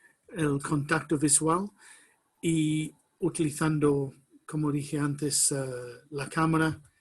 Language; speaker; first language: Spanish; non-native, fluent; English